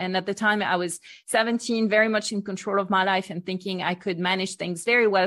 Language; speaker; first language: English; non-native, fluent; French